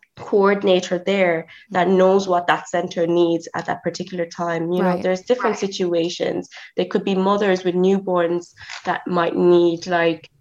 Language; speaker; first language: English; native; English